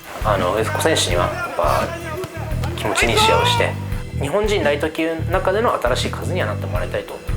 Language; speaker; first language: Japanese; native; Japanese